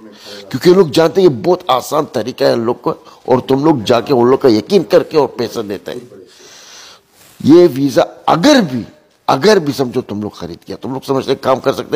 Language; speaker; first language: Hindi; non-native, learner; Arabic